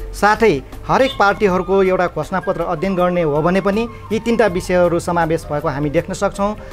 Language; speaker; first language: Nepali; non-native, local second language; Newari